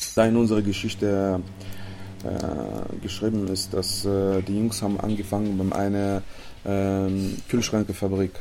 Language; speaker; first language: German; non-native, fluent; Romanian